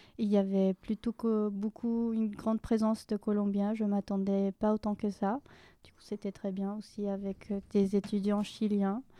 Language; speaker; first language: French; non-native, fluent; Spanish